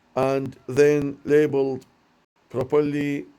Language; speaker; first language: English; non-native, learner; Arabic